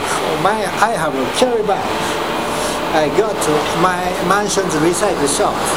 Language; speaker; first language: English; non-native, learner; Japanese